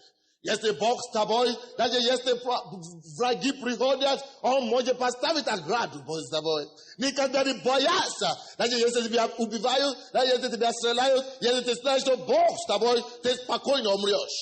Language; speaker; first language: Russian; non-native, fluent; Yoruba